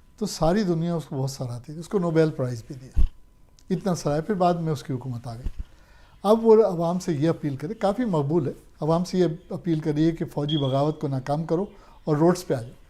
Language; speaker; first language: Urdu; native; Urdu